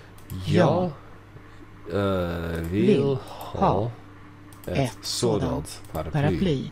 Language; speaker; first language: Swedish; non-native, learner; English